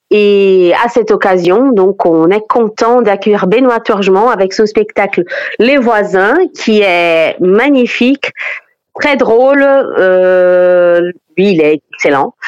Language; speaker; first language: French; non-native, fluent; Portuguese